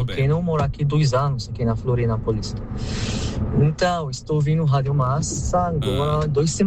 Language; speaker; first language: Portuguese; non-native, learner; Arabic